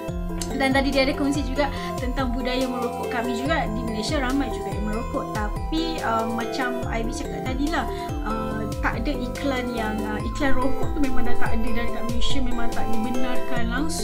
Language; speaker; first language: Malay; native; Malay